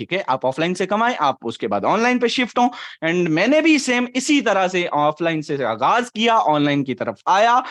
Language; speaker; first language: Urdu; non-native, local second language; Punjabi